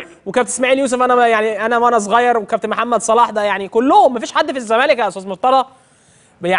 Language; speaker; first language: Arabic; native; Arabic